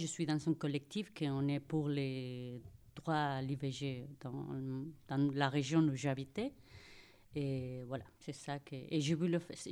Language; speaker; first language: French; non-native, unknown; Spanish